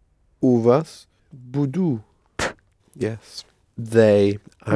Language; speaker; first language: Russian; non-native, learner; English